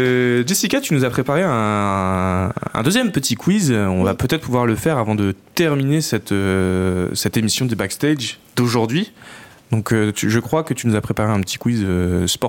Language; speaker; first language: French; native; French